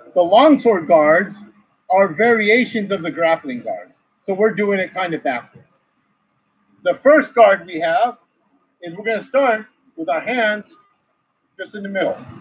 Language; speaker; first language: English; native; English